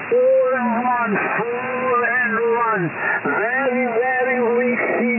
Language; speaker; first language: English; non-native, learner; Italian